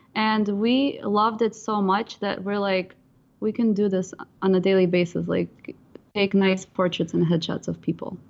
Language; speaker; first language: English; non-native, fluent; Russian